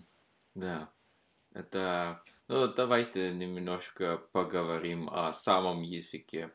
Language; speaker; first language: Russian; non-native, fluent; Norwegian